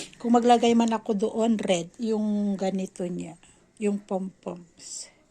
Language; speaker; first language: Filipino; native; Filipino